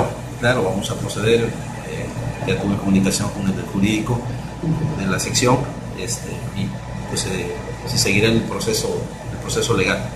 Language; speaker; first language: Spanish; native; Spanish